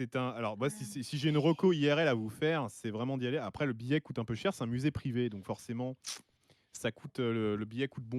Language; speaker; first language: French; native; French